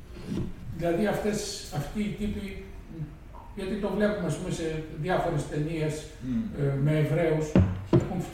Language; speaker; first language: Greek; native; Greek